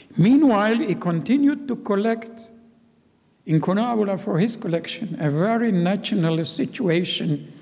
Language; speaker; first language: English; non-native, fluent; Hebrew